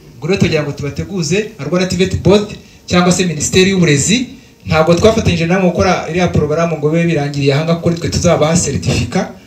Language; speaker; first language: Kinyarwanda; native; Kinyarwanda